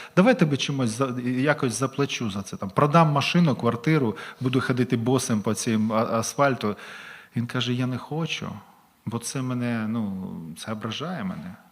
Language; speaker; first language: Ukrainian; non-native, local second language; Russian